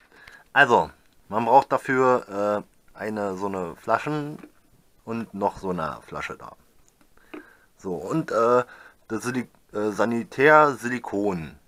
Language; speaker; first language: German; native; German